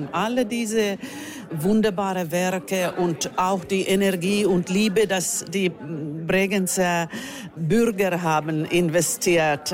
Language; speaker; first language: German; non-native, learner; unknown